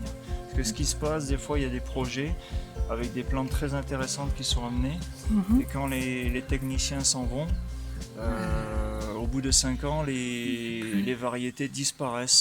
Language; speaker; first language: French; native; French